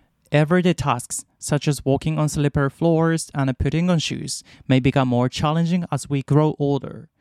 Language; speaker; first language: English; non-native, fluent; Japanese